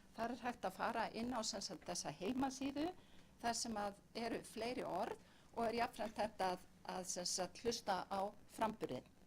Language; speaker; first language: Icelandic; native; Icelandic